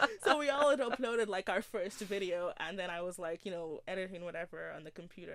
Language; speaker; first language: English; native; English